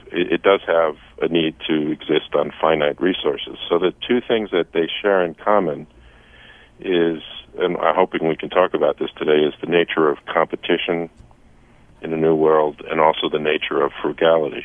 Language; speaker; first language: English; native; English